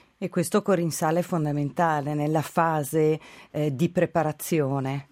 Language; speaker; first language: Italian; native; Italian